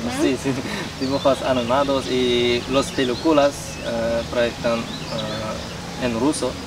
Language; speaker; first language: Spanish; non-native, learner; Uzbek